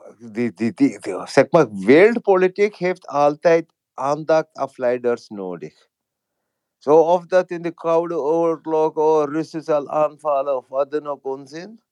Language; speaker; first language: Dutch; non-native, fluent; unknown